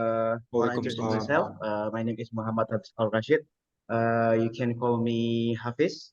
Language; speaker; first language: English; non-native, learner; Indonesian